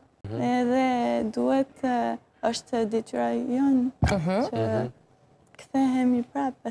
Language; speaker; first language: Albanian; early bilingual, heritage; French